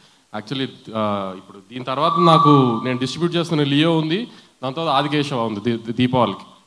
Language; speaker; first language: Telugu; native; Telugu